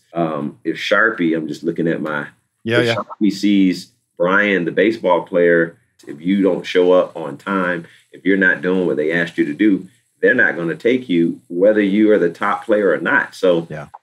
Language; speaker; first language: English; native; English